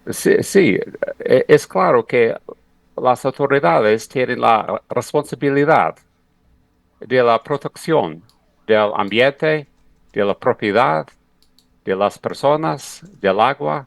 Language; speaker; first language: Spanish; non-native, fluent; English